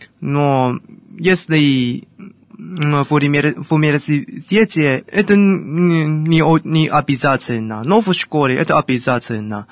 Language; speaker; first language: Russian; non-native, learner; Chinese